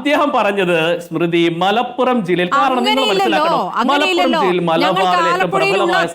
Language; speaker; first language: Malayalam; native; Malayalam